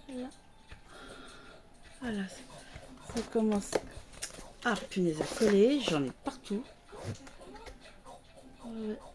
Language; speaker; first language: French; native; French